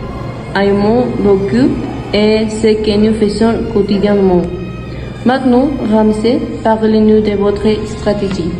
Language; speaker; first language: French; non-native, learner; Spanish